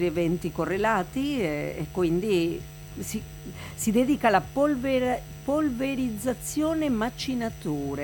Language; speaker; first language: Italian; native; Italian